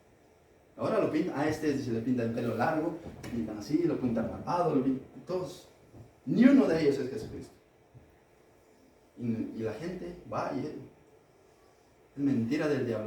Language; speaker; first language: Spanish; native; Spanish